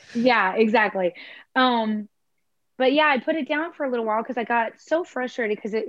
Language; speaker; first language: English; native; English